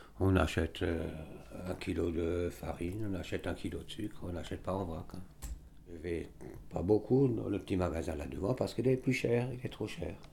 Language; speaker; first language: French; native; French